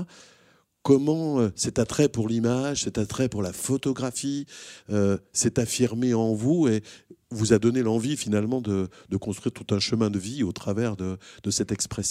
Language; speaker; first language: French; native; French